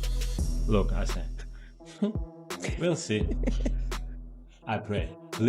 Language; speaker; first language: English; non-native, learner; Ukrainian